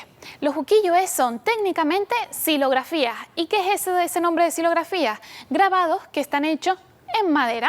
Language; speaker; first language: Spanish; native; Spanish